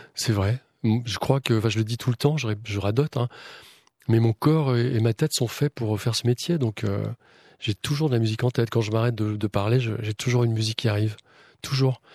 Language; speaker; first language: French; native; French